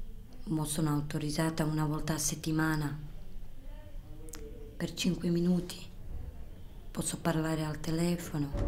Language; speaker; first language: Italian; non-native, fluent; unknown